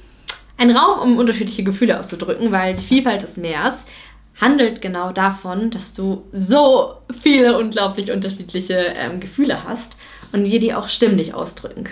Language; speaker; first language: German; native; German